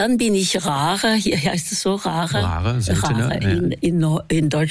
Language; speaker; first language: German; non-native, fluent; Norwegian